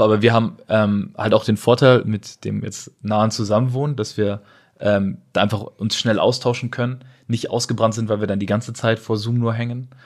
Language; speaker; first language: German; native; German